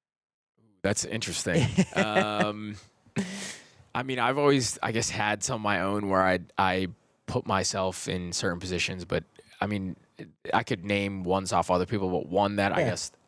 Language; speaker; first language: English; early bilingual, heritage; Persian